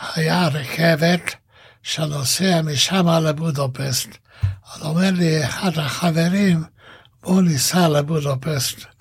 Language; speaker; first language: Hebrew; non-native, fluent; Hungarian